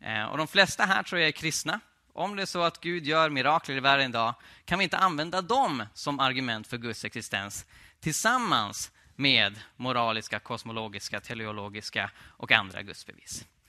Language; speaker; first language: Swedish; native; Swedish